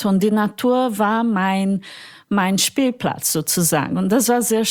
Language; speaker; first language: German; non-native, fluent; Portuguese